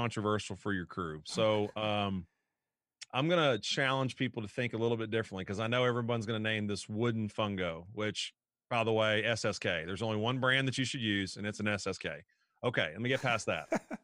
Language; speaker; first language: English; native; English